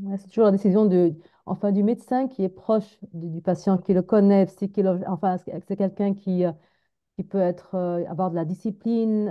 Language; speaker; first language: French; non-native, fluent; Arabic